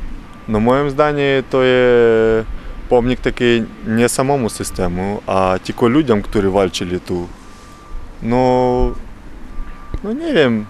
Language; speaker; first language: Polish; non-native, learner; Ukrainian